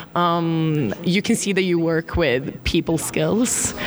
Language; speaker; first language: English; non-native, fluent; Swedish